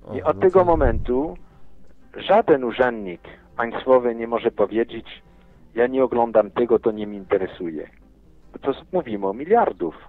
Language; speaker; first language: Polish; non-native, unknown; French